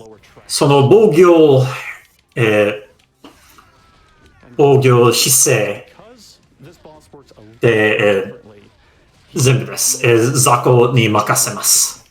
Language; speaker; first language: Japanese; non-native, fluent; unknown